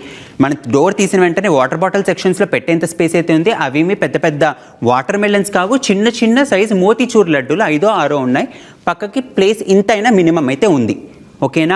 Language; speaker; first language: Telugu; native; Telugu